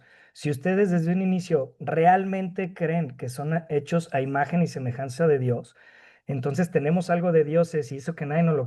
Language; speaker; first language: Spanish; native; Spanish